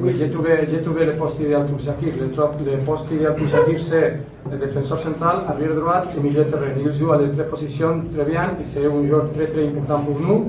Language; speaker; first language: French; non-native, learner; Spanish